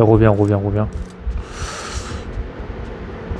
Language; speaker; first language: French; native; French